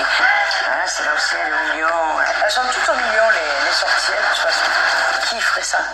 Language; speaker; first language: French; native; French